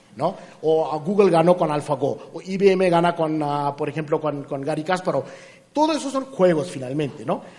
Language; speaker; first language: Spanish; non-native, fluent; Hindi